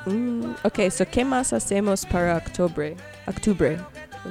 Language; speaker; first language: Spanish; non-native, learner; English